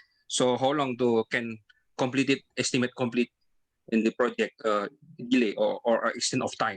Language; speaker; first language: English; non-native, learner; Indonesian